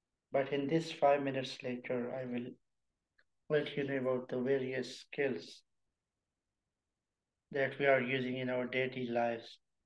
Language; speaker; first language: English; non-native, local second language; Urdu